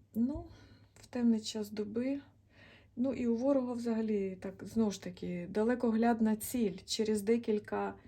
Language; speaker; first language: Ukrainian; non-native, local second language; Russian